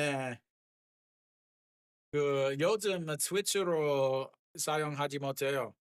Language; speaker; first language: Korean; non-native, learner; English